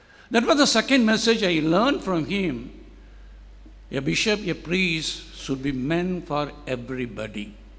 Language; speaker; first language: English; non-native, local second language; Tamil